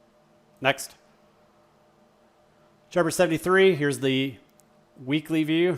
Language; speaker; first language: English; native; English